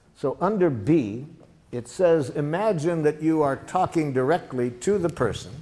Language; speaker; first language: English; native; English